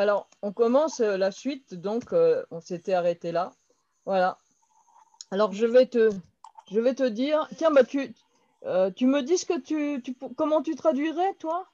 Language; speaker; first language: French; native; French